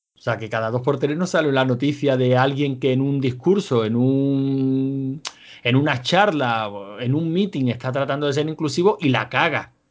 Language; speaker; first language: Spanish; native; Spanish